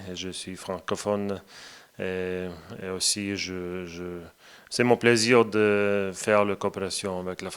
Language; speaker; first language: French; non-native, fluent; Latvian